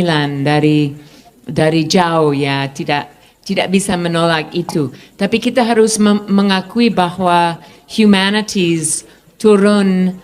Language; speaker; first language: Indonesian; non-native, fluent; English